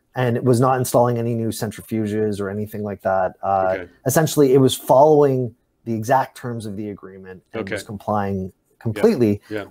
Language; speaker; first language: English; native; English